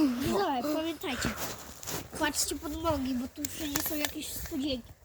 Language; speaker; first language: Polish; native; Polish